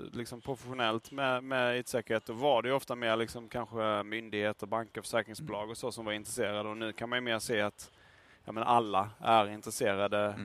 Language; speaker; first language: Swedish; native; Swedish